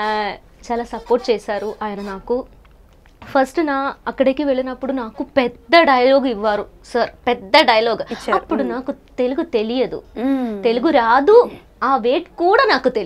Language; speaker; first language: Telugu; non-native, learner; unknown